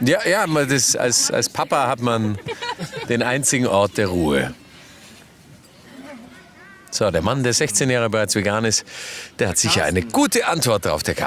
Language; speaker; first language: German; native; German